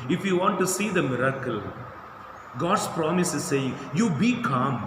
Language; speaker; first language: English; non-native, local second language; Telugu